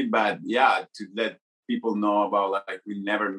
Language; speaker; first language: English; non-native, fluent; Spanish